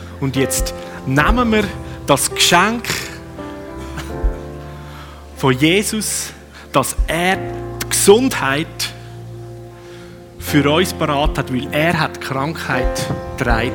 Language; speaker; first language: German; non-native, fluent; Swiss German